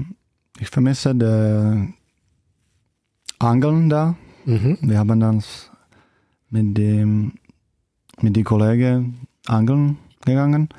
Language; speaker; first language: German; non-native, fluent; Czech